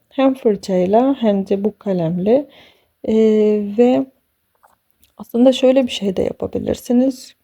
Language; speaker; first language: Turkish; non-native, fluent; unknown